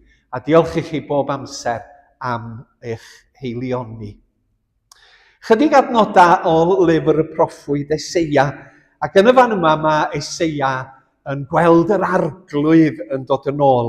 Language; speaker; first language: Welsh; native; Welsh